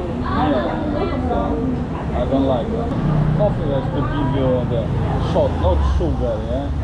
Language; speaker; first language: English; non-native, fluent; Polish